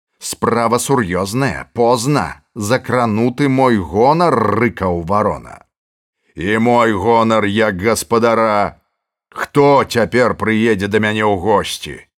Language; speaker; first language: Belarusian; native; Belarusian